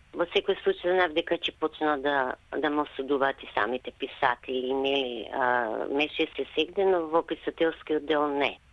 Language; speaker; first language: Macedonian; native; Macedonian